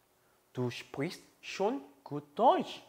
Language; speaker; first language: German; non-native, fluent; Korean